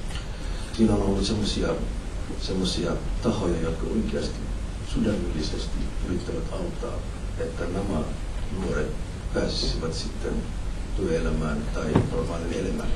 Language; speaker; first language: Finnish; non-native, fluent; Somali